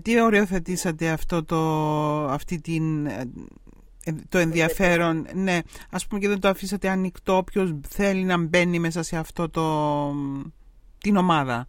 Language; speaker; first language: Greek; native; Greek